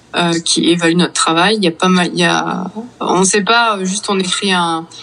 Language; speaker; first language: French; native; French